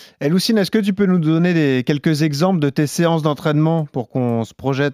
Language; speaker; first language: French; native; French